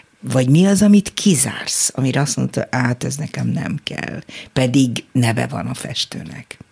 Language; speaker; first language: Hungarian; native; Hungarian